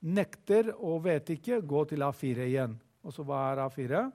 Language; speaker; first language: Norwegian; non-native, fluent; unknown